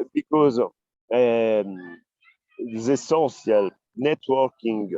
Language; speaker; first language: English; non-native, learner; Italian